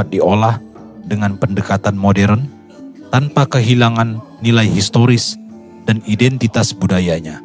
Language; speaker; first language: Indonesian; native; Indonesian